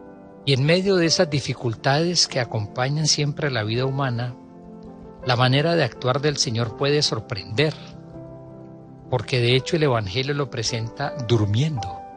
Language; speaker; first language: Spanish; native; Spanish